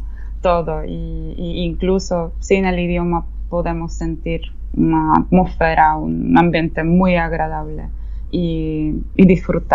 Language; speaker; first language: Spanish; non-native, fluent; Polish